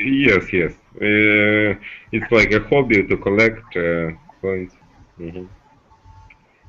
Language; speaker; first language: English; non-native, learner; Russian